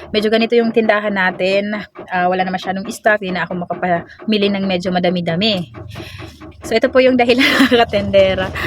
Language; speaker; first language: Filipino; non-native, local second language; Waray